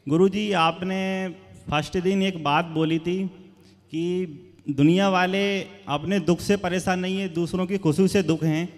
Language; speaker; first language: Hindi; native; Hindi